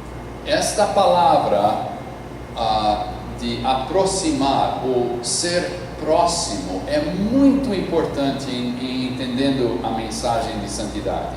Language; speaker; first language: Portuguese; non-native, fluent; English